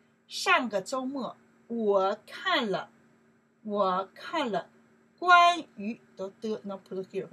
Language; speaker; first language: Chinese; non-native, learner; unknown